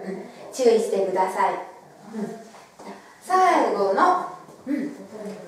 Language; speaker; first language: Japanese; non-native, fluent; Chinese